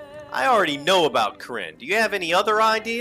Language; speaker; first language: English; native; English